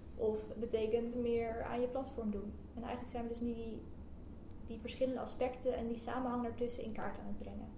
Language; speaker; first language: Dutch; native; Dutch